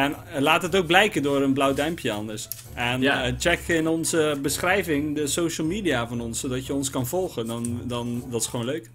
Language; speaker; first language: Dutch; native; Dutch